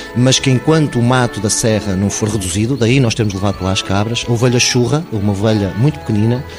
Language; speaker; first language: Portuguese; native; Portuguese